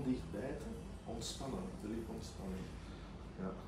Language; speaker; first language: Dutch; native; Dutch